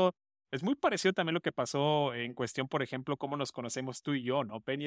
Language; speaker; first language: Spanish; native; Spanish